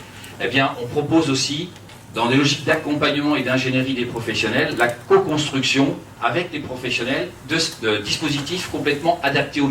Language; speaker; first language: French; native; French